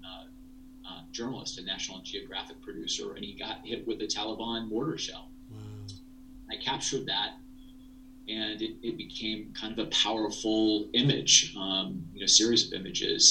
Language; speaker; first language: English; native; English